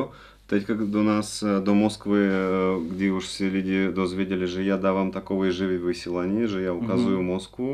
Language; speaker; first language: Czech; non-native, learner; Russian